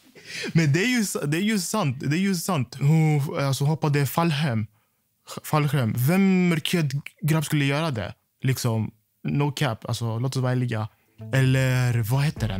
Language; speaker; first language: Swedish; non-native, fluent; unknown